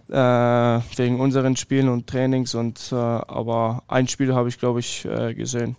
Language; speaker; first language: German; early bilingual, other home language; Polish